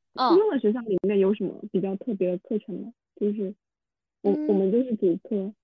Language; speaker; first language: Chinese; non-native, local second language; Min Nan Chinese